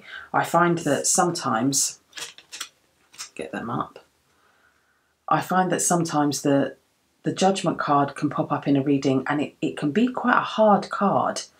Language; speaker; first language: English; native; English